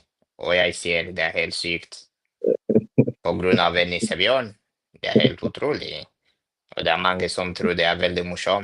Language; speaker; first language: Norwegian; non-native, fluent; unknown